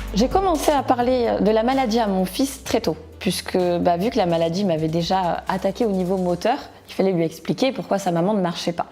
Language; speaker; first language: French; native; French